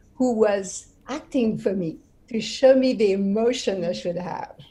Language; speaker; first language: English; non-native, fluent; French